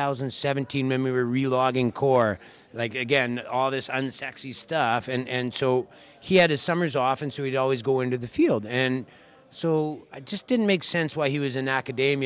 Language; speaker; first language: English; native; English